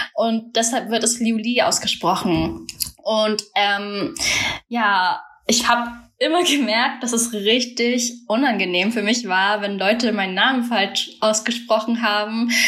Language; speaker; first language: German; early bilingual, other home language; Vietnamese